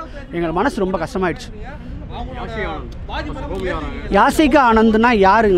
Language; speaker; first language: Tamil; native; Tamil